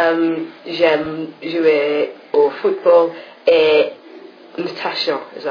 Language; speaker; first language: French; non-native, learner; English